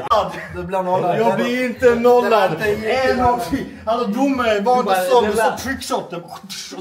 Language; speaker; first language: Swedish; native; Swedish